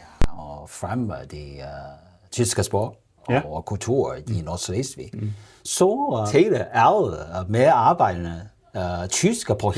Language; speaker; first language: Danish; non-native, learner; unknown